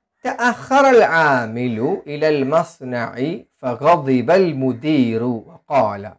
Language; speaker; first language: Arabic; non-native, fluent; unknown